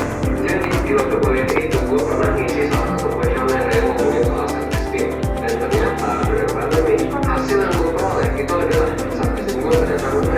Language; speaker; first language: Indonesian; native; Indonesian